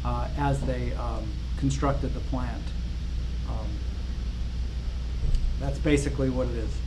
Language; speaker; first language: English; native; English